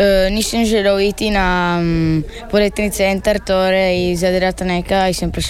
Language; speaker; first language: Slovenian; early bilingual, heritage; Italian